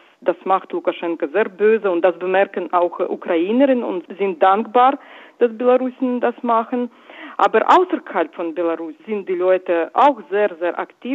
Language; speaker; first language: German; non-native, fluent; Russian